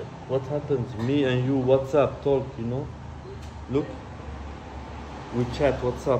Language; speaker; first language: English; non-native, fluent; Persian